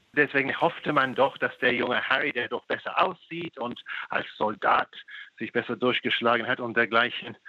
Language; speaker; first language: German; non-native, fluent; English